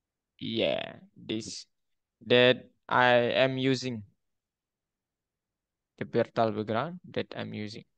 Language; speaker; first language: English; non-native, fluent; Indonesian